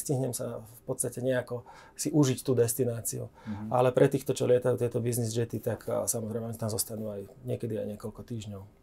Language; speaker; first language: Slovak; native; Slovak